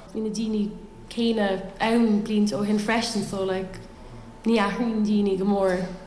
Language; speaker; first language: Irish; non-native, local second language; English